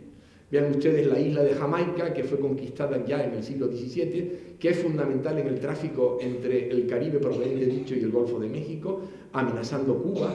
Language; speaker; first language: Spanish; native; Spanish